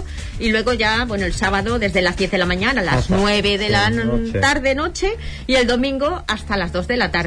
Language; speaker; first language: Spanish; native; Spanish